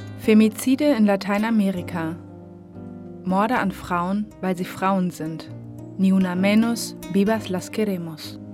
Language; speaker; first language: German; native; German